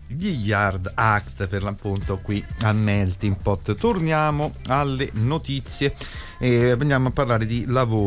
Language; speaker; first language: Italian; native; Italian